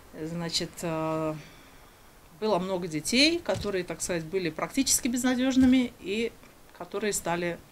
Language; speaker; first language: Russian; native; Russian